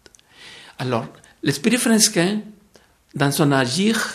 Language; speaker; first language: French; non-native, fluent; Spanish